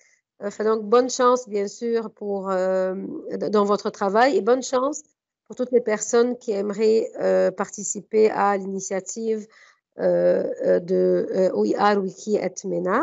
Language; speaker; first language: French; non-native, fluent; Arabic